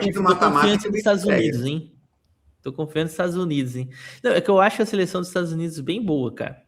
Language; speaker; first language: Portuguese; native; Portuguese